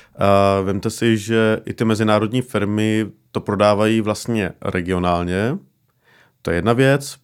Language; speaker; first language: Czech; native; Czech